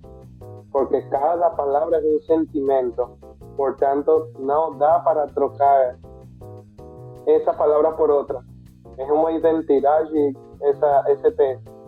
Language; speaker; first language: Portuguese; non-native, fluent; Spanish